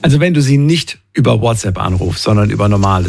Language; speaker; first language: German; native; German